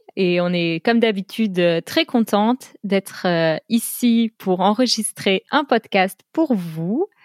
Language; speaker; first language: French; native; French